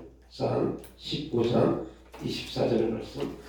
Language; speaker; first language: Korean; native; Korean